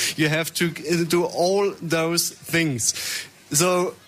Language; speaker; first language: English; non-native, fluent; German